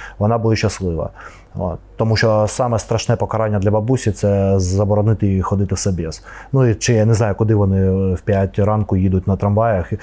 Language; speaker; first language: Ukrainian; non-native, local second language; Russian